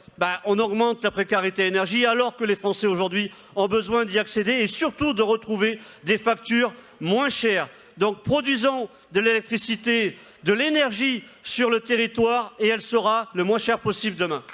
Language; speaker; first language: French; native; French